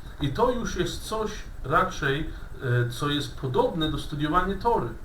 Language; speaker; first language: Polish; non-native, fluent; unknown